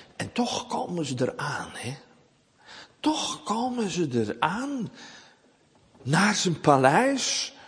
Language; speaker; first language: Dutch; native; Dutch